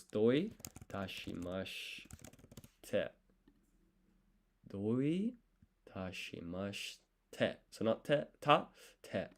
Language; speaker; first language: Japanese; non-native, learner; English